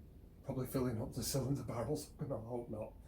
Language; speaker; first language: English; native; English